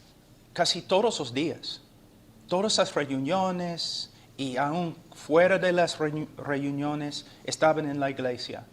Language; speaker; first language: Spanish; non-native, fluent; English